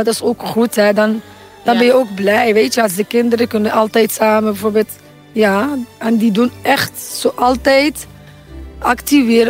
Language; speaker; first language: Dutch; non-native, learner; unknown